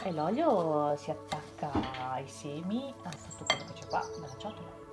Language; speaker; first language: Italian; non-native, fluent; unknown